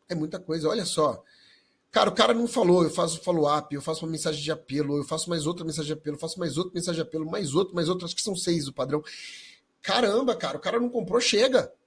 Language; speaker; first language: Portuguese; native; Portuguese